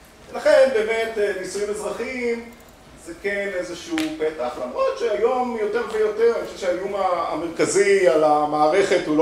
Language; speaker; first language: Hebrew; native; Hebrew